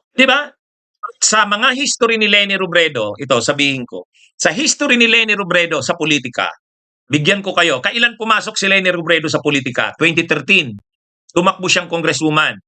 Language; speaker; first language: Filipino; non-native, local second language; Bikol